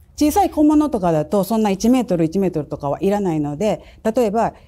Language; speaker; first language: Japanese; native; Japanese